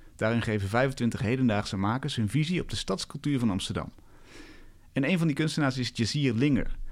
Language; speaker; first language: Dutch; native; Dutch